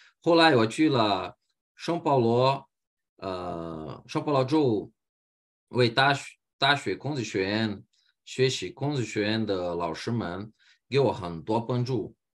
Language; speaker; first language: Chinese; non-native, fluent; Portuguese